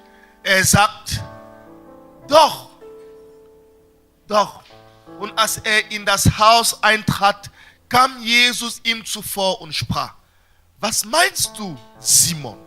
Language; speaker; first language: German; non-native, fluent; French